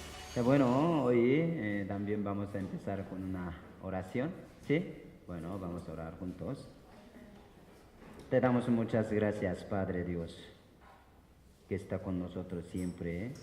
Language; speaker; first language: Spanish; non-native, fluent; Korean